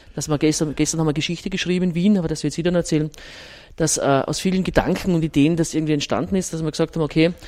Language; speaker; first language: German; native; German